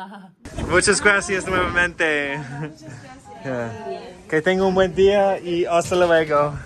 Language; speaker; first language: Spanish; non-native, learner; English